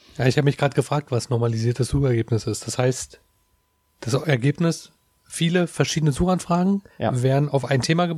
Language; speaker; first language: German; native; German